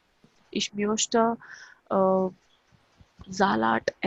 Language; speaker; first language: German; non-native, fluent; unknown